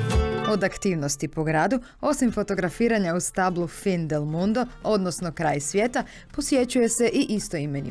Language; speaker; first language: Croatian; native; Croatian